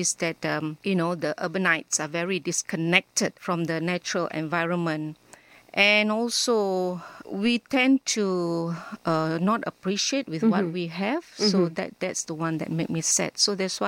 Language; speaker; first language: English; non-native, local second language; Malay